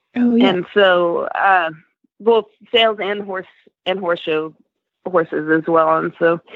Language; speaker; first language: English; native; English